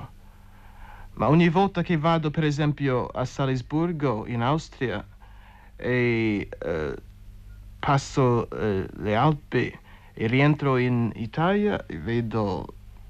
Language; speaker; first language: Italian; non-native, fluent; English